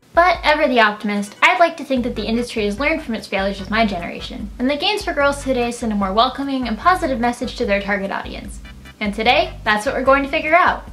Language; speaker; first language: English; native; English